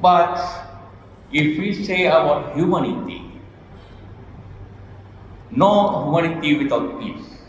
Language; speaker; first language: English; non-native, learner; Indonesian